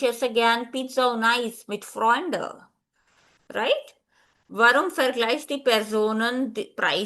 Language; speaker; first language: German; non-native, fluent; Hindi